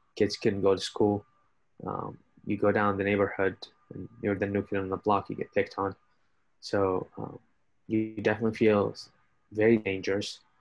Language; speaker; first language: English; non-native, fluent; Arabic